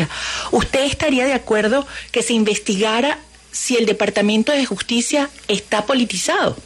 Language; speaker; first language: Spanish; native; Spanish